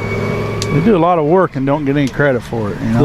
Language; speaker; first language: English; native; English